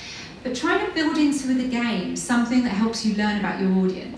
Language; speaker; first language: English; native; English